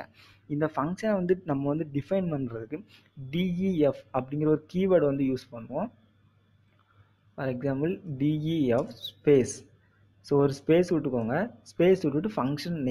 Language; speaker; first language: Tamil; native; Tamil